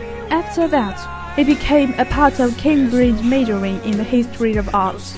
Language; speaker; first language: English; non-native, learner; Chinese